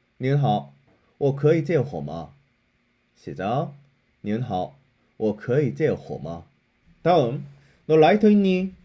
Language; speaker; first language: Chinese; non-native, fluent; Korean